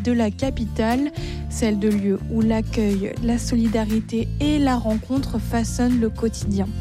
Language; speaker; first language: French; native; French